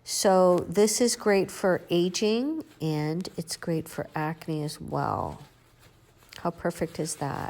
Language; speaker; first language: English; native; English